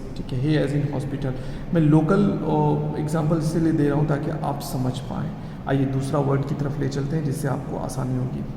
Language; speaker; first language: Hindi; native; Hindi